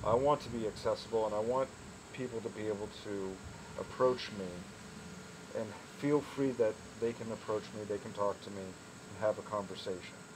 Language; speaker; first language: English; native; English